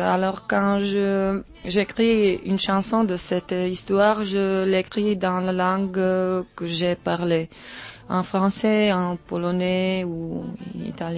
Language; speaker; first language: French; non-native, learner; Czech